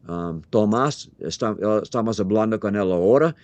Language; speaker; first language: Spanish; non-native, learner; English